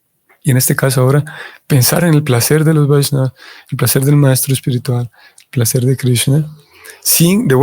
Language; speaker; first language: Spanish; native; Spanish